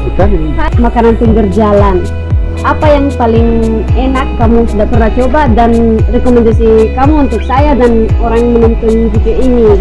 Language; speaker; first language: Indonesian; non-native, learner; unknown